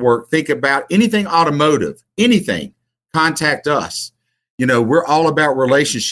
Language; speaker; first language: English; native; English